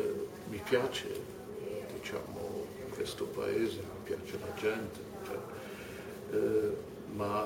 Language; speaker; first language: Italian; non-native, fluent; German